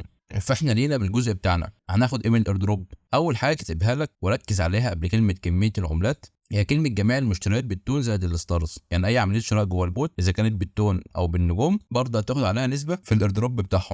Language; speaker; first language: Arabic; native; Arabic